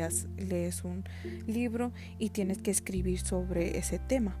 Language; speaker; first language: Spanish; early bilingual, heritage; Spanish